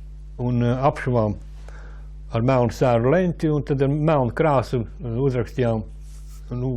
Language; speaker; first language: Latvian; native; Latvian